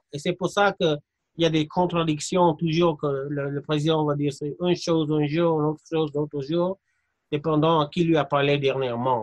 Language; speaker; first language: French; non-native, fluent; English